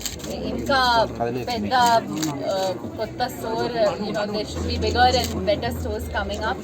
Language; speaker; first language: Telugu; non-native, learner; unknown